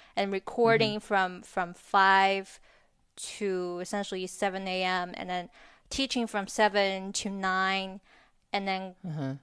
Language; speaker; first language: English; non-native, fluent; Chinese